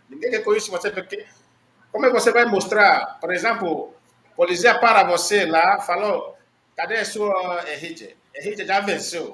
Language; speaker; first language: Portuguese; non-native, learner; Igbo